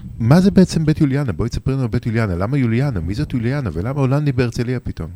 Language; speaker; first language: Hebrew; native; Hebrew